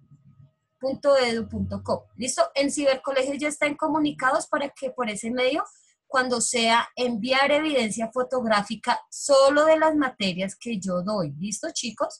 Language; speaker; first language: Spanish; native; Spanish